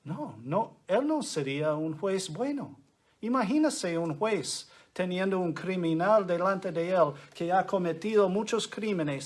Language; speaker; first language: Spanish; non-native, fluent; English